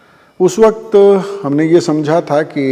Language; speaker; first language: Hindi; native; Hindi